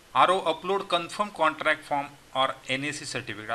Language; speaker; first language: Hindi; non-native, local second language; Marathi